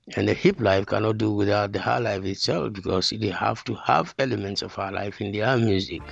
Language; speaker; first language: English; non-native, local second language; Akan